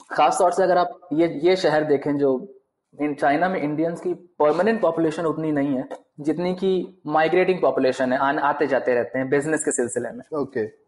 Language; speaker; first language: Hindi; native; Hindi